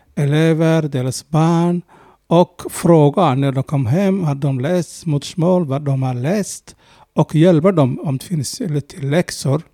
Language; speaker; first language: Swedish; non-native, fluent; Somali